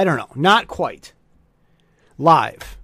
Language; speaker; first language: English; native; English